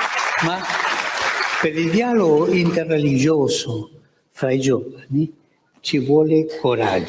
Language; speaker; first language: Italian; non-native, fluent; Spanish